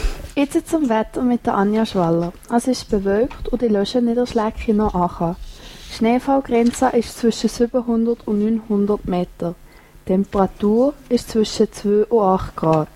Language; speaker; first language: German; non-native, learner; French